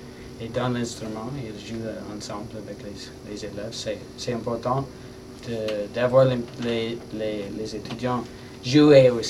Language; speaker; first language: French; non-native, learner; English